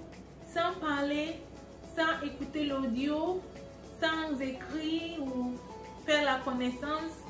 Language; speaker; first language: French; non-native, fluent; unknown